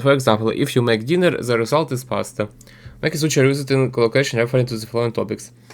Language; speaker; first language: English; non-native, learner; Ukrainian